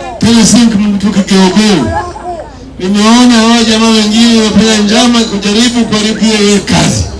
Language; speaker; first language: Swahili; non-native, local second language; Gusii